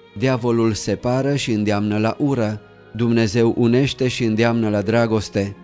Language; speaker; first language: Romanian; native; Romanian